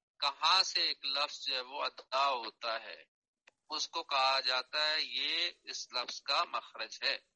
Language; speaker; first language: Urdu; non-native, local second language; Punjabi